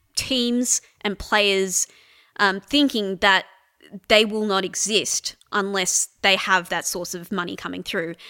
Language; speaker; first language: English; native; English